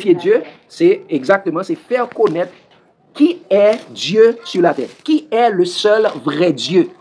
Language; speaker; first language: French; non-native, local second language; Haitian Creole